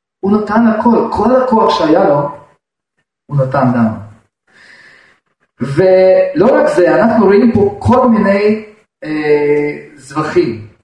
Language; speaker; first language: Hebrew; non-native, fluent; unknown